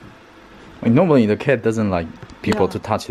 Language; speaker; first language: English; non-native, fluent; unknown